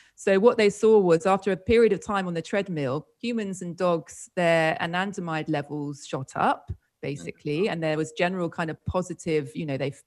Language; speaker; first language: English; native; English